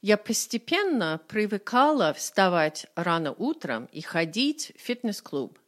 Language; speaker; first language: Russian; non-native, fluent; English